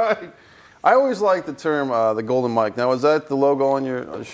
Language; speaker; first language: English; native; English